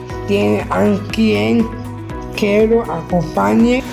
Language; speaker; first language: Spanish; native; Spanish